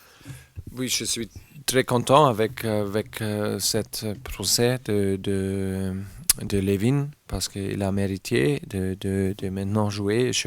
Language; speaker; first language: French; non-native, learner; German